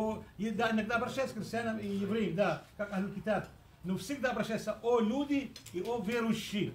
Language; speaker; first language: Russian; non-native, fluent; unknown